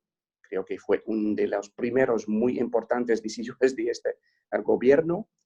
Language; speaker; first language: Spanish; non-native, fluent; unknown